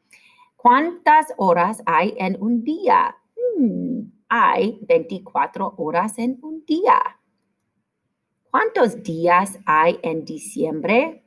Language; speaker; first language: Spanish; non-native, fluent; English